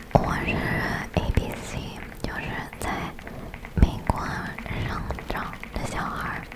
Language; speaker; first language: Chinese; early bilingual, heritage; English